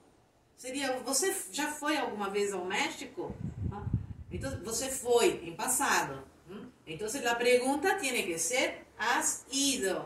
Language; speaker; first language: Spanish; non-native, fluent; Portuguese